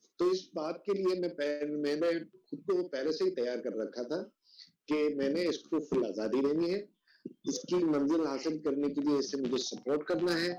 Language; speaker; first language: Urdu; non-native, local second language; Sindhi